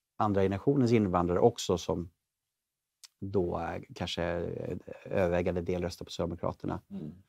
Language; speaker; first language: Swedish; native; Swedish